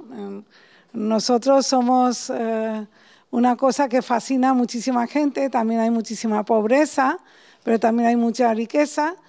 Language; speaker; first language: Spanish; non-native, fluent; Bangla